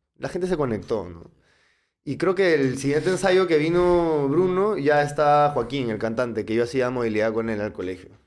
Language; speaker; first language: Spanish; native; Spanish